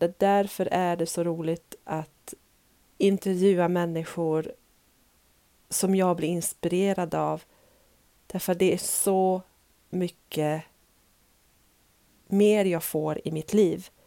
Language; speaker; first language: Swedish; non-native, fluent; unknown